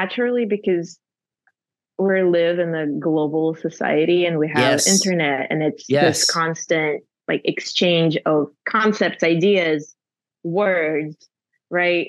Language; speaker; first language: English; non-native, fluent; Russian